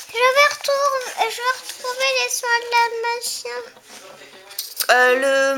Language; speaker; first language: French; native; French